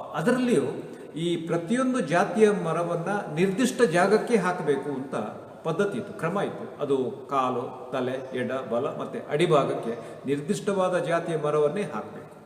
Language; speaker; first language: Kannada; non-native, local second language; Tulu